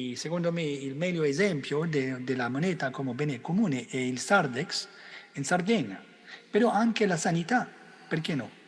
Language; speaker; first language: Italian; non-native, fluent; French